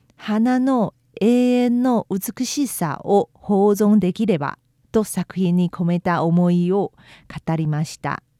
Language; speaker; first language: Japanese; non-native, fluent; Chinese